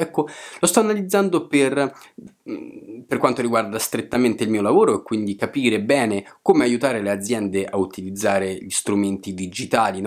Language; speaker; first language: Italian; native; Italian